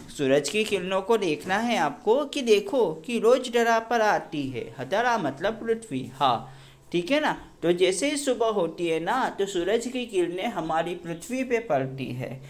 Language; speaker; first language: Hindi; non-native, local second language; Gujarati